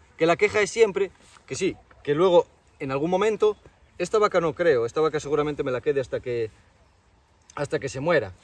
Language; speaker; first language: Spanish; native; Spanish